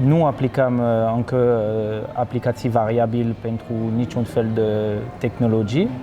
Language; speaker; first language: Romanian; non-native, fluent; French